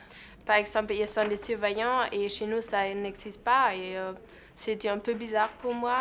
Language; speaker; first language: French; non-native, learner; German